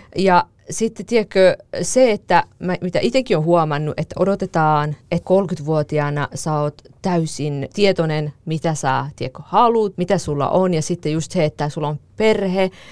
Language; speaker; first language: Finnish; early bilingual, other home language; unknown